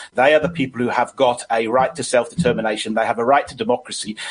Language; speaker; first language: English; native; English